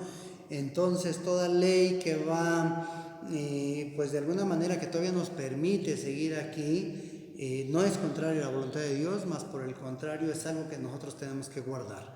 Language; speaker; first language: Spanish; native; Spanish